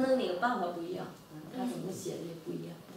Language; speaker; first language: Chinese; non-native, fluent; German